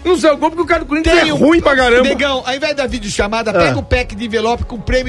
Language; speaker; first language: Portuguese; native; Portuguese